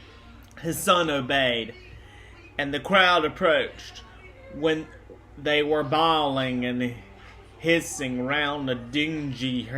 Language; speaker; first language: English; native; English